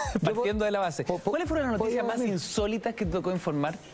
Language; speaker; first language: Spanish; native; Spanish